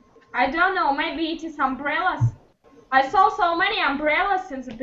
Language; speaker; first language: English; non-native, learner; Russian